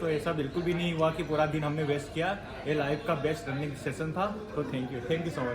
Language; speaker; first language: Hindi; native; Hindi